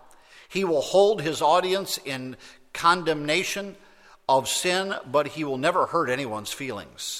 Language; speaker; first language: English; native; English